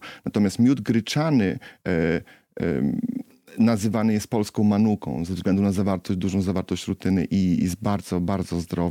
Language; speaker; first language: Polish; native; Polish